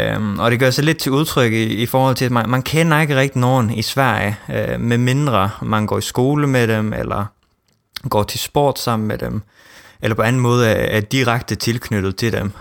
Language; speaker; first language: Danish; early bilingual, heritage; Danish